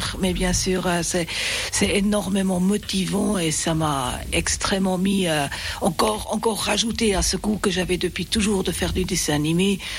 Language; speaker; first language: French; early bilingual, other home language; Italian